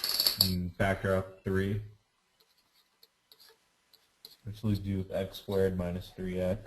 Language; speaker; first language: English; native; English